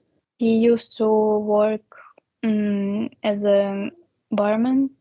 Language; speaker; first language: English; non-native, learner; Russian